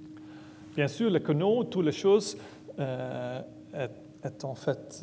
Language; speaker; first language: French; non-native, learner; Dutch